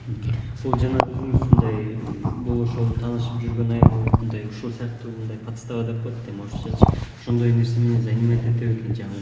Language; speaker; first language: Kyrgyz; native; Kyrgyz